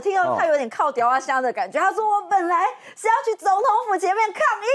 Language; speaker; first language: Chinese; native; Chinese